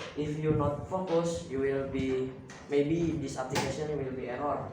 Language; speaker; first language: English; non-native, learner; Indonesian